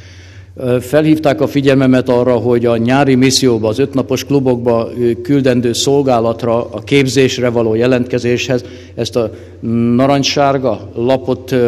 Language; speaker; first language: Hungarian; native; Hungarian